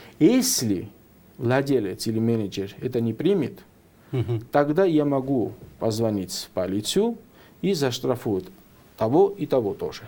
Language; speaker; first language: Russian; non-native, fluent; Georgian